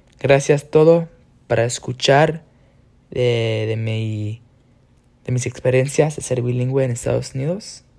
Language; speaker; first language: Spanish; early bilingual, heritage; Spanish